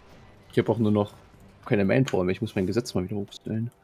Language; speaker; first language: German; native; German